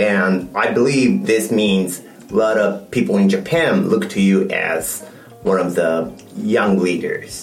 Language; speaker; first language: English; non-native, fluent; Japanese